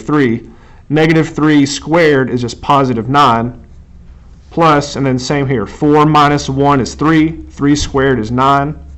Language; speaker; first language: English; native; English